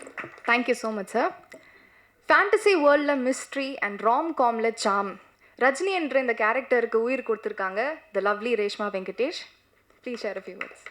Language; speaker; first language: Tamil; native; Tamil